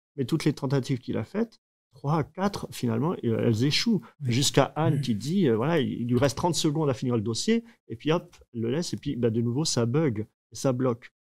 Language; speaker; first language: French; native; French